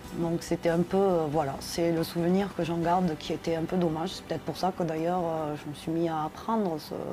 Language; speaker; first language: French; native; French